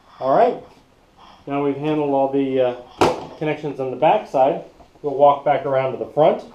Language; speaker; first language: English; native; English